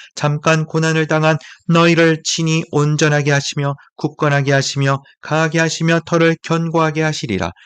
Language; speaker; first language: Korean; native; Korean